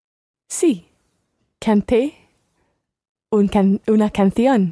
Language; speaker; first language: Spanish; non-native, learner; English